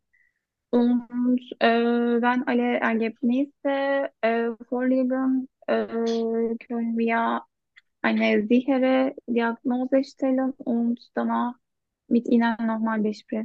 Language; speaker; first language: German; non-native, learner; Turkish